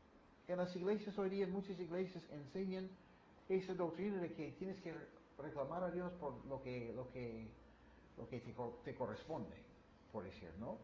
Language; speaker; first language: Spanish; non-native, fluent; English